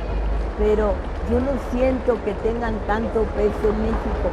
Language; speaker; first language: Spanish; early bilingual, other home language; French